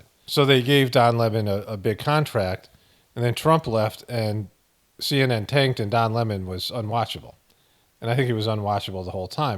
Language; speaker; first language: English; native; English